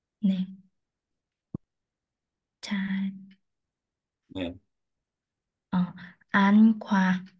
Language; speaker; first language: Korean; non-native, learner; Vietnamese